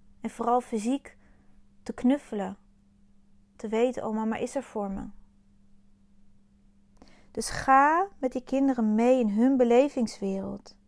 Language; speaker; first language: Dutch; native; Dutch